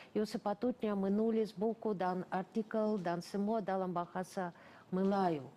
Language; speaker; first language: Malay; non-native, fluent; Russian